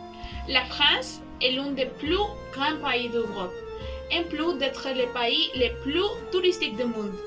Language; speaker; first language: French; non-native, learner; Spanish